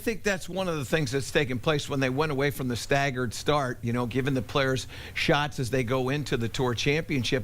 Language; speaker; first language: English; native; English